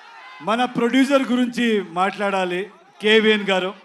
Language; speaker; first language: Telugu; non-native, learner; Kannada